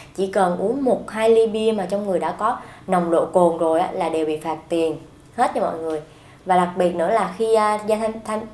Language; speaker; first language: Vietnamese; native; Vietnamese